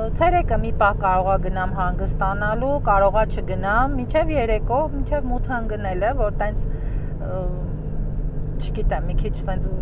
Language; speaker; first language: Armenian; native; Armenian